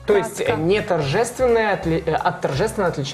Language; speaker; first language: Russian; native; Russian